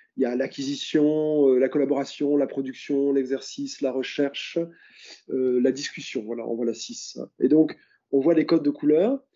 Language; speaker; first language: French; native; French